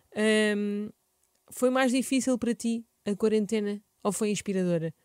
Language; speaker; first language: Portuguese; native; Portuguese